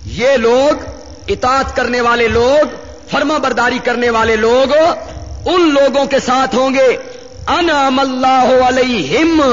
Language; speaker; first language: Urdu; non-native, local second language; Punjabi